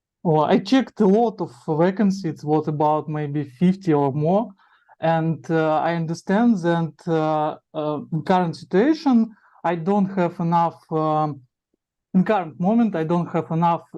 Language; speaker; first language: English; non-native, learner; Russian